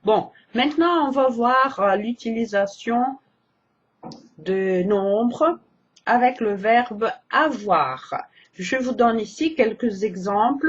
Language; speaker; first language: French; non-native, fluent; Portuguese